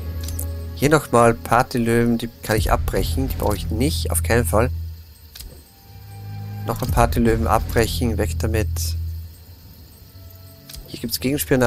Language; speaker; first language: German; native; German